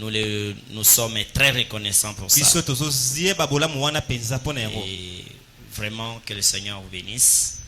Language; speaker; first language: Haitian Creole; non-native, local second language; Lingala